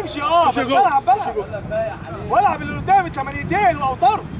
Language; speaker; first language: Arabic; native; Arabic